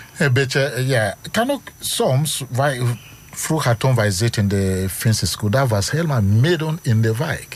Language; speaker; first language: Dutch; non-native, fluent; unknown